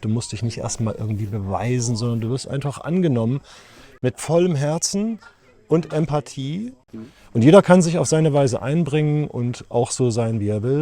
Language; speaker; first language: German; native; German